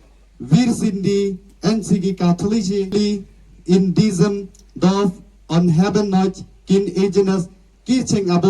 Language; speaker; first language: German; non-native, learner; Khasi